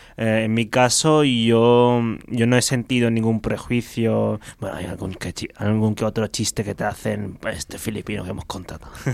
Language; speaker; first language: Spanish; early bilingual, other home language; Filipino